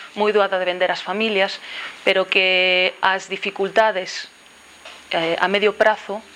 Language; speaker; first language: Galician; non-native, local second language; Spanish